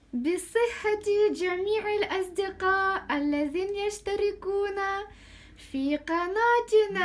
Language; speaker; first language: Arabic; non-native, fluent; Ukrainian